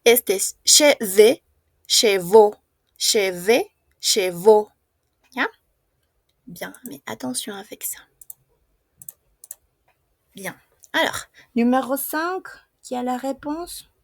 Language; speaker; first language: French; non-native, fluent; Spanish